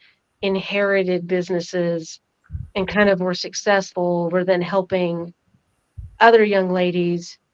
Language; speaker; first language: English; native; English